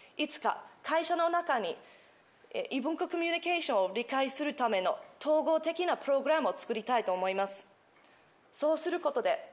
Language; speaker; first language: Japanese; non-native, fluent; English